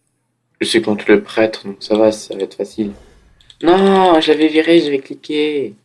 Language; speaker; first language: French; native; French